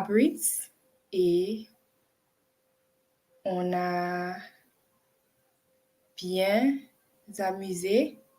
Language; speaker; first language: French; non-native, learner; English